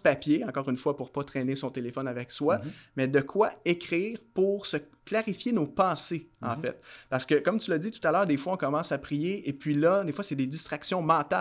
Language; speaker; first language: French; native; French